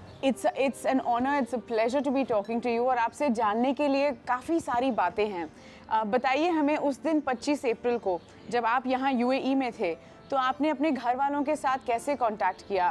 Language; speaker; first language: Hindi; native; Hindi